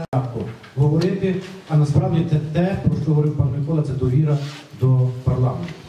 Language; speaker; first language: Ukrainian; native; Ukrainian